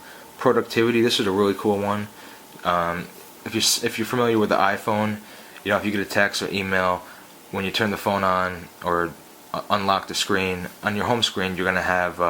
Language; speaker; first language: English; native; English